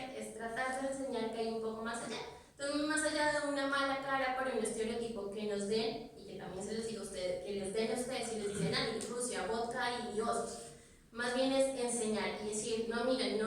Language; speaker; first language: Spanish; native; Spanish